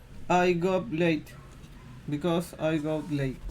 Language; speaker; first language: English; non-native, learner; Spanish